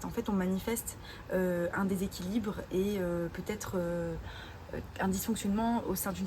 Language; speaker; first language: French; native; French